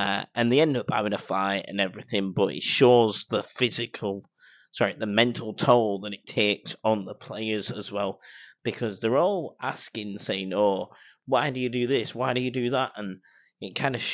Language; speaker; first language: English; native; English